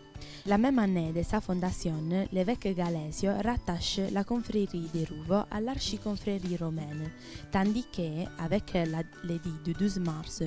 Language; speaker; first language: French; non-native, learner; Italian